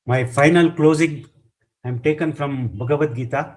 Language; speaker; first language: English; non-native, local second language; Kannada